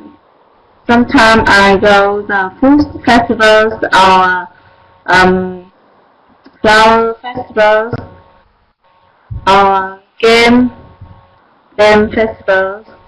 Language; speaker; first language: English; non-native, learner; Vietnamese